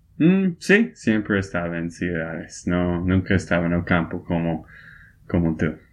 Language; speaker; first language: Spanish; non-native, fluent; English